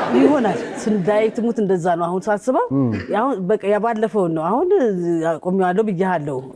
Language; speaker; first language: Amharic; native; Amharic